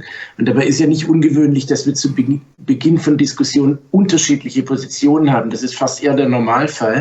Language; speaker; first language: German; native; German